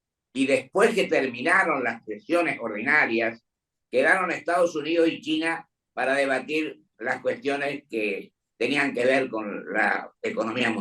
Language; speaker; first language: Spanish; native; Spanish